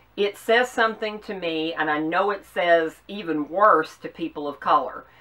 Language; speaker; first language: English; native; English